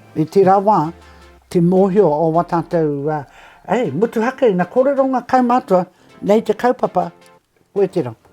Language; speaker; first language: Māori; native; Māori